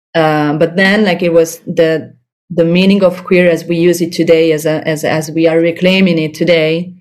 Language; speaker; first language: English; non-native, fluent; Italian